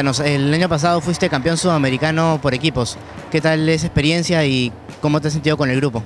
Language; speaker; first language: Spanish; native; Spanish